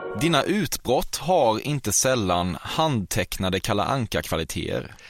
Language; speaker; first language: Swedish; native; Swedish